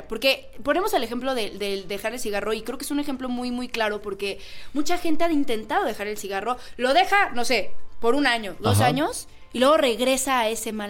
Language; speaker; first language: Spanish; native; Spanish